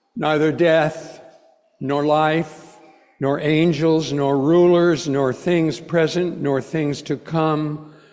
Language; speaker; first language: English; native; English